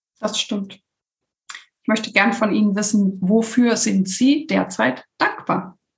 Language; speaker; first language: German; native; German